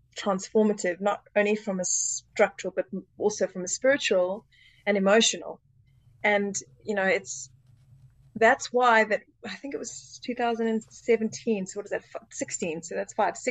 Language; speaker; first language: English; native; English